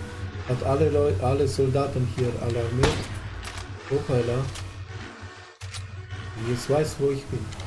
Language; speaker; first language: German; non-native, learner; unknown